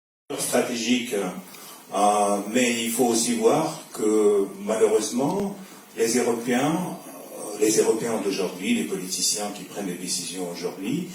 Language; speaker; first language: French; non-native, fluent; Russian